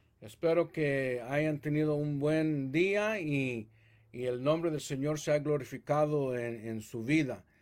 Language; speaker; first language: Spanish; early bilingual, heritage; Spanish